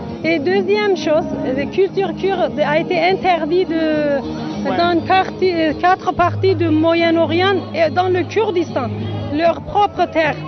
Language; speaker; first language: French; non-native, learner; Kurdish